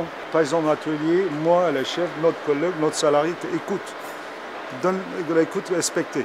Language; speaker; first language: French; native; French